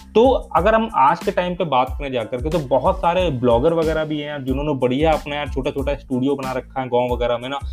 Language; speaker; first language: Hindi; native; Hindi